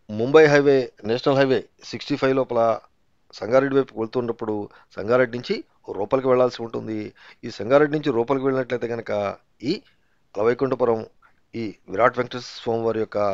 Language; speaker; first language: Telugu; native; Telugu